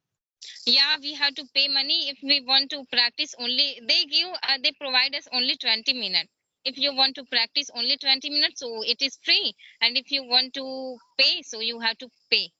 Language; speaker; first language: English; non-native, learner; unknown